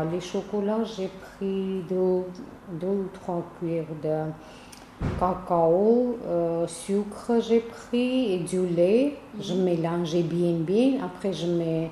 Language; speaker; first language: French; non-native, learner; Armenian